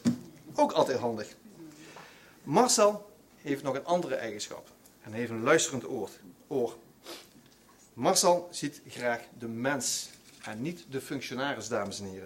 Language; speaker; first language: Dutch; native; Dutch